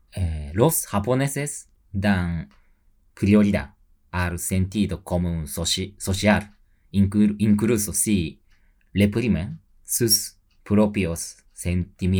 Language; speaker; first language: Spanish; non-native, learner; Japanese